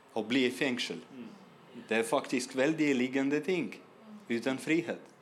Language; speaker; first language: Norwegian; non-native, learner; Russian